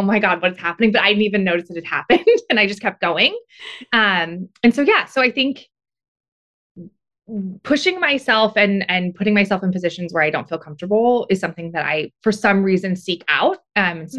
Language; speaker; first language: English; native; English